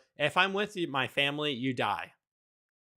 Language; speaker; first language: English; native; English